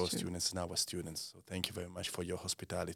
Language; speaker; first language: English; non-native, learner; Italian